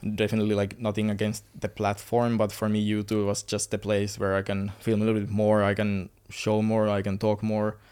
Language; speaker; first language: English; non-native, fluent; Finnish